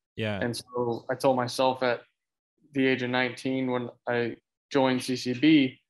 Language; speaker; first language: English; native; English